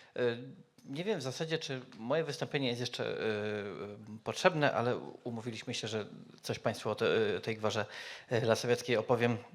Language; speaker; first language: Polish; native; Polish